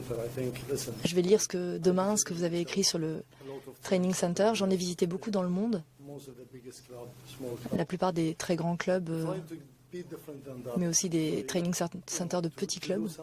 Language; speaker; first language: French; native; French